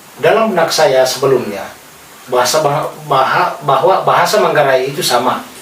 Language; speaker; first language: Indonesian; non-native, local second language; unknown